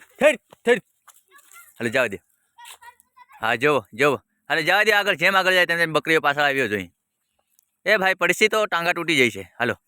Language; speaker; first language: Gujarati; non-native, local second language; Bhili